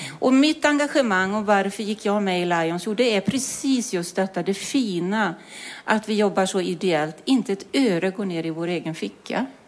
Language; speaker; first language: Swedish; native; Swedish